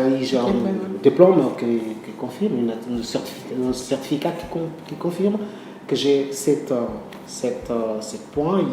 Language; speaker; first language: French; non-native, learner; Portuguese